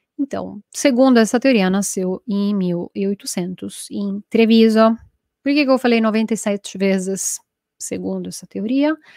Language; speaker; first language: Portuguese; non-native, fluent; Italian